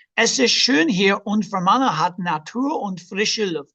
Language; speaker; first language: German; non-native, fluent; English